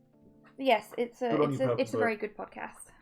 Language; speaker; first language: English; native; English